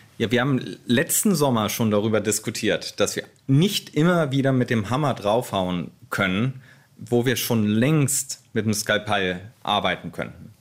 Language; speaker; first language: German; native; German